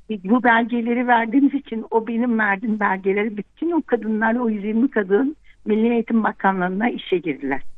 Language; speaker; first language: Turkish; non-native, local second language; Kurdish